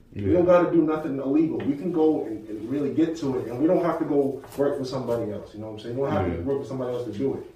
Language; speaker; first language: English; native; English